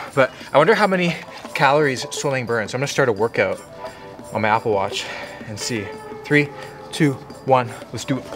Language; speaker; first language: English; native; English